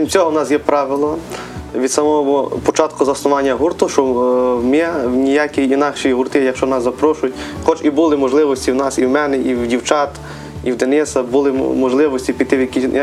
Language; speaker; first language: Ukrainian; native; Ukrainian